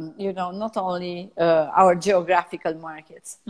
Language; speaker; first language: English; non-native, fluent; Romanian